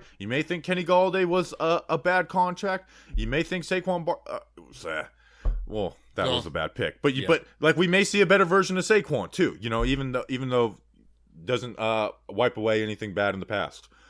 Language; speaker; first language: English; native; English